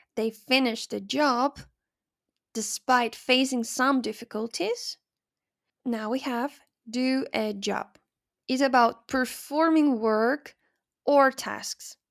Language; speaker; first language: English; non-native, fluent; Spanish